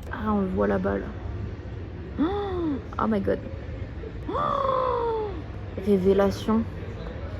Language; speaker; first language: French; native; French